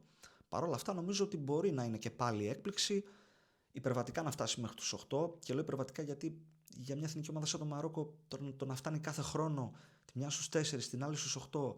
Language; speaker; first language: Greek; native; Greek